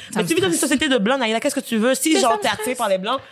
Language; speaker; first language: French; native; French